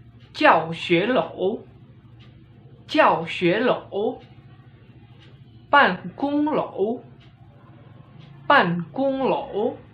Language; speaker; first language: Chinese; non-native, fluent; Indonesian